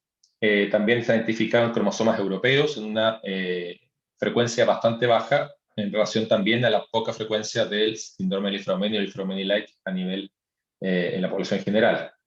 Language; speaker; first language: Spanish; native; Spanish